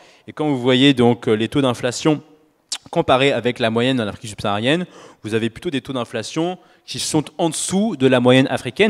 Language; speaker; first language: French; native; French